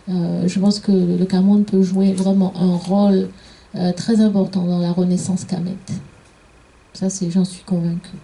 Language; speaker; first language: French; native; French